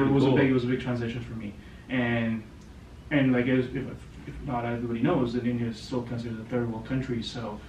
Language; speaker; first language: English; non-native, local second language; Gujarati